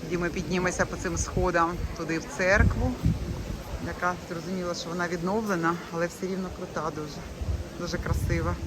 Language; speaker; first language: Ukrainian; non-native, local second language; Russian